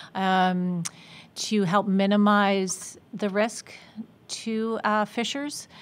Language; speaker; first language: English; native; English